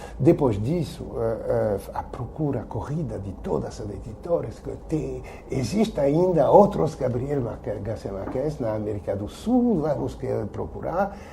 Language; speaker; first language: Portuguese; non-native, fluent; French